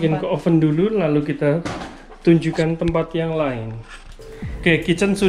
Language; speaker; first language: Indonesian; native; Indonesian